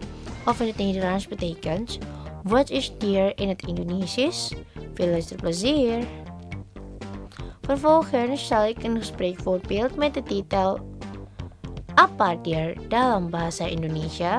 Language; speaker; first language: Dutch; non-native, learner; Indonesian